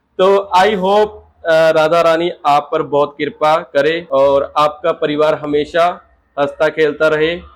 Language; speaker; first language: Hindi; native; Hindi